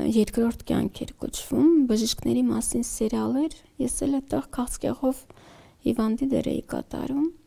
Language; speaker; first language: Armenian; native; Armenian